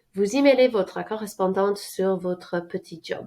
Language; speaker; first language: French; non-native, fluent; English